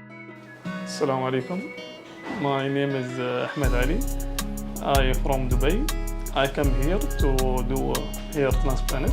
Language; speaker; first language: English; non-native, learner; Arabic